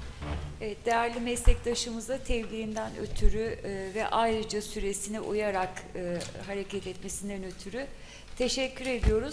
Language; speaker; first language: Turkish; native; Turkish